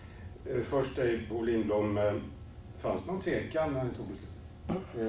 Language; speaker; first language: Swedish; native; Swedish